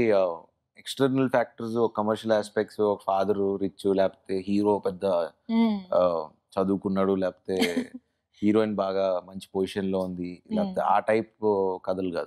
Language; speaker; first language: Telugu; native; Telugu